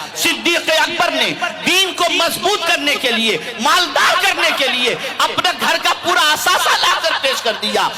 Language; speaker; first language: Urdu; native; Urdu